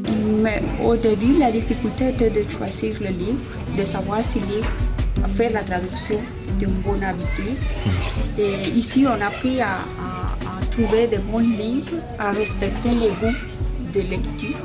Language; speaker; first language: French; non-native, learner; Spanish